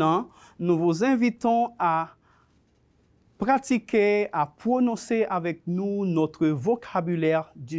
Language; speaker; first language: French; non-native, fluent; Spanish